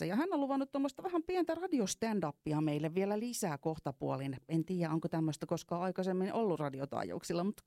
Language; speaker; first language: Finnish; native; Finnish